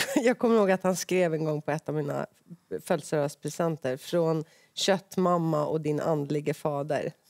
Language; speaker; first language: Swedish; native; Swedish